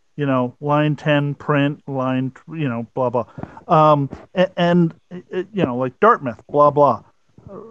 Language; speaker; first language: English; native; English